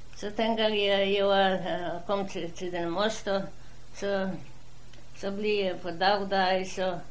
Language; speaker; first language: Danish; non-native, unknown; Polish